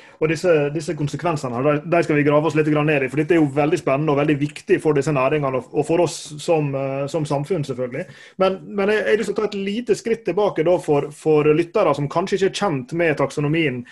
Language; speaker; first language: Norwegian; native; Norwegian